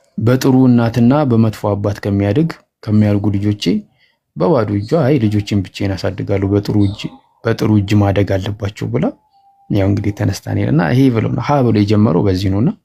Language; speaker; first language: Amharic; native; Amharic